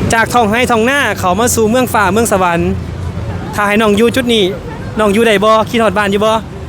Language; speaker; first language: Thai; native; Thai